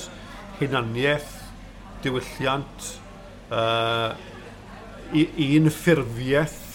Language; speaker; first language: Welsh; native; Welsh